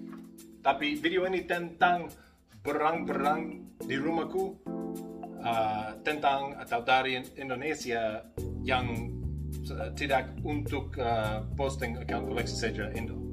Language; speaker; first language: Indonesian; non-native, learner; English